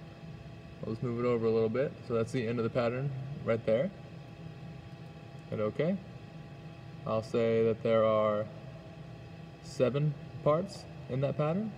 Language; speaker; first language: English; native; English